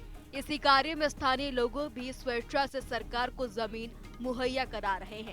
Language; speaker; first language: Hindi; native; Hindi